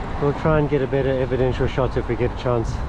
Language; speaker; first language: English; native; English